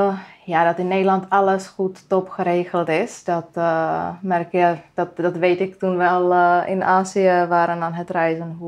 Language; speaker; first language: Dutch; non-native, fluent; Czech